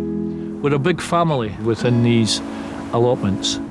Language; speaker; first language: English; native; English